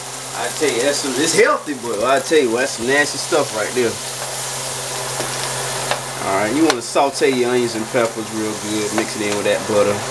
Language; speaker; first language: English; native; English